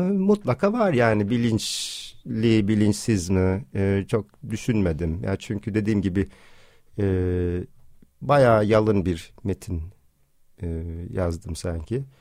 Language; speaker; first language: Turkish; non-native, fluent; English